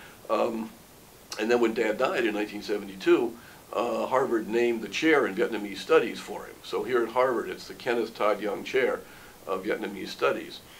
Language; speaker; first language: English; native; English